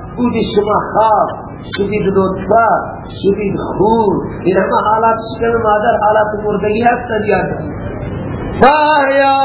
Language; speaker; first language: Persian; non-native, local second language; Baluchi